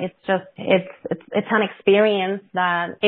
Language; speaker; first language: English; non-native, fluent; Spanish